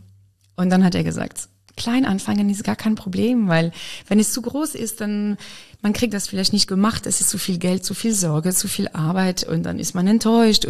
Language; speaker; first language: German; non-native, fluent; French